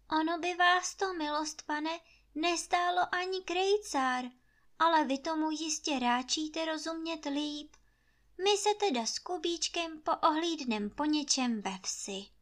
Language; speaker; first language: Czech; native; Czech